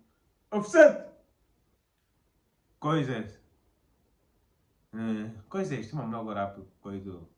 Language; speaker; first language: Bulgarian; non-native, learner; Portuguese